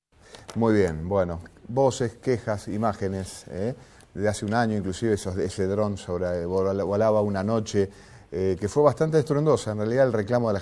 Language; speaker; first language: Spanish; native; Spanish